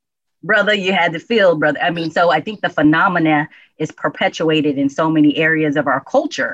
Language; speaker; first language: English; native; English